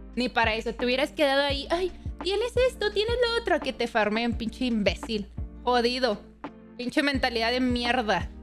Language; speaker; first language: Spanish; native; Spanish